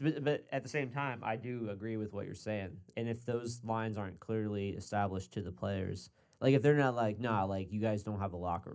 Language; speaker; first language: English; native; English